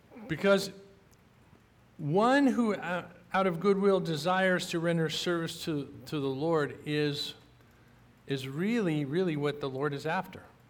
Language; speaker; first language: English; native; English